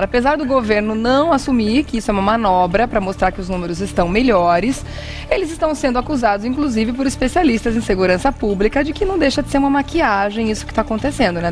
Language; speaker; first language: Portuguese; native; Portuguese